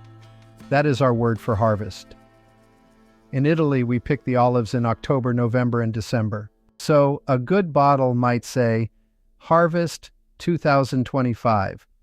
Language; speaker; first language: English; non-native, fluent; Italian